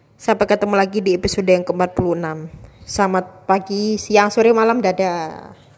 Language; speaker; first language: Indonesian; non-native, local second language; Javanese